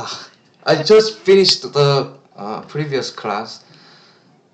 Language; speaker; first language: English; non-native, learner; Korean